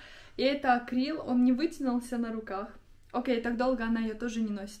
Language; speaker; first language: Russian; native; Russian